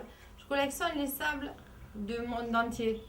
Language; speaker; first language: French; native; French